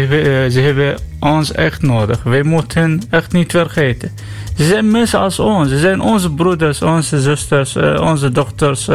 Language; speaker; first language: Dutch; non-native, learner; Arabic